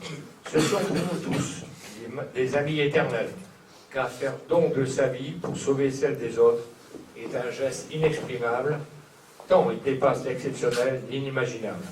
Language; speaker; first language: French; native; French